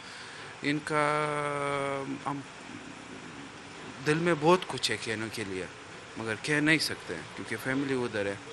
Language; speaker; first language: Hindi; non-native, fluent; Pashto